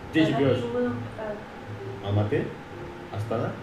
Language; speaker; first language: English; non-native, fluent; Indonesian